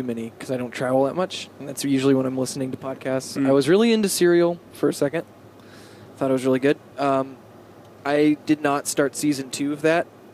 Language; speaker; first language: English; native; English